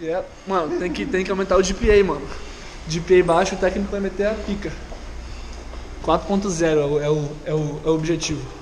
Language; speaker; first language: Portuguese; native; Portuguese